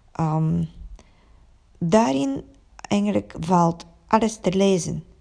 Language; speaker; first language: Dutch; non-native, fluent; Bulgarian